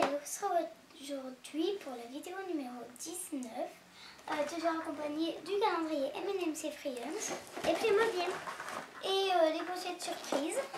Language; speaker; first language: French; native; French